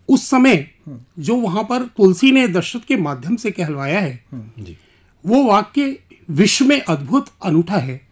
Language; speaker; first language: Hindi; native; Hindi